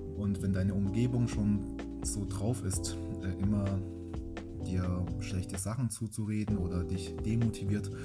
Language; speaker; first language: German; native; German